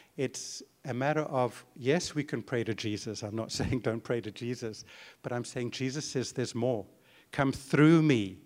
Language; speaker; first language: English; native; English